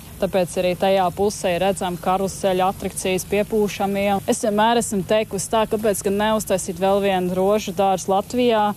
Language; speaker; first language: Latvian; early bilingual, heritage; Latvian